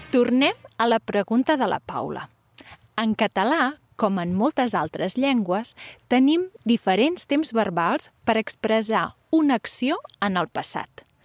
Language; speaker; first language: Catalan; native; Catalan